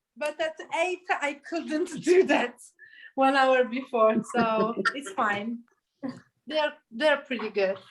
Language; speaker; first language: English; non-native, learner; Italian